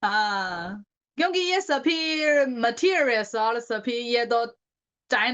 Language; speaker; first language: Hindi; non-native, learner; Chinese